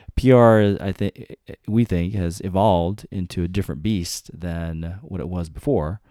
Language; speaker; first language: English; native; English